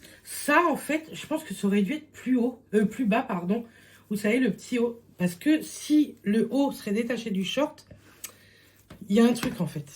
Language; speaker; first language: French; native; French